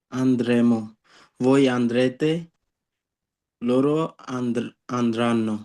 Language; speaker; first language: Italian; non-native, learner; Bangla